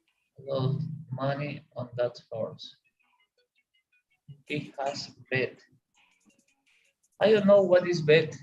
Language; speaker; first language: English; non-native, learner; Spanish